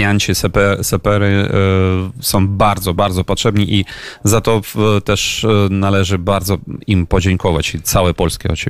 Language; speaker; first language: Polish; non-native, fluent; Ukrainian